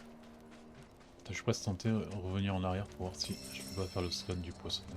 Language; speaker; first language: French; native; French